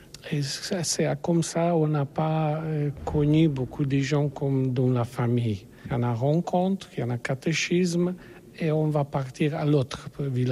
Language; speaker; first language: French; non-native, learner; Polish